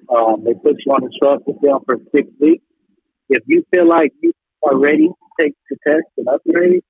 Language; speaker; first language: English; native; English